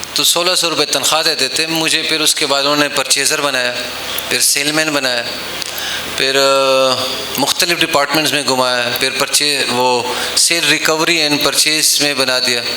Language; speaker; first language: Urdu; non-native, local second language; Pashto